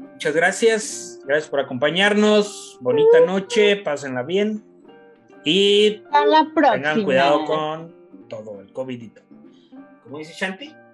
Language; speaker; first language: Spanish; native; Spanish